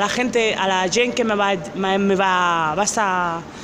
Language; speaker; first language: Catalan; non-native, local second language; Spanish